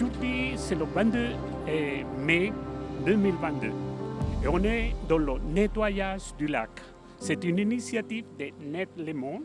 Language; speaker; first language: French; non-native, fluent; Spanish